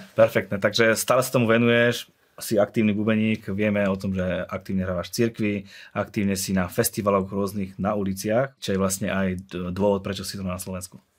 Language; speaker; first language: Slovak; native; Slovak